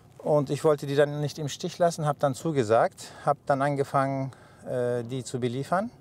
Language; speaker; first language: German; non-native, fluent; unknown